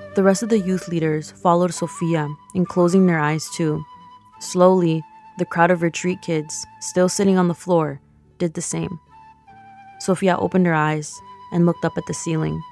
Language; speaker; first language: English; early bilingual, other home language; Spanish